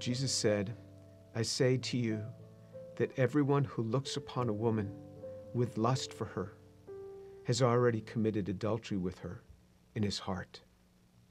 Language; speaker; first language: English; native; English